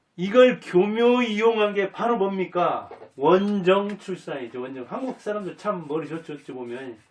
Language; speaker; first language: Korean; native; Korean